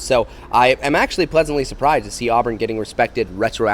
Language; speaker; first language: English; native; English